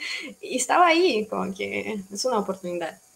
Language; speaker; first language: Spanish; non-native, fluent; Russian